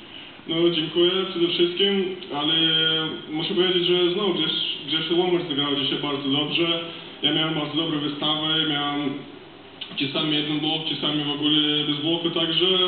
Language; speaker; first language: Polish; non-native, fluent; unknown